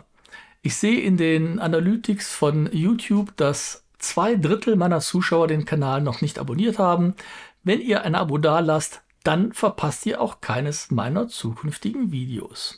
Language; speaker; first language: German; native; German